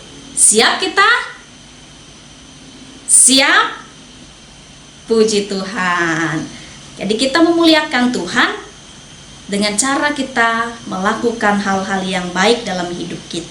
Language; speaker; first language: Indonesian; native; Indonesian